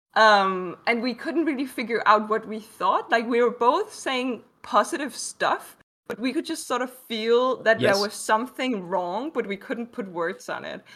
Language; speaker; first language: English; non-native, fluent; Danish